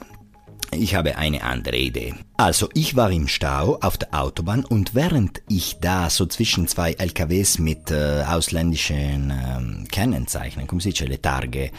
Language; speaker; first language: German; non-native, local second language; Italian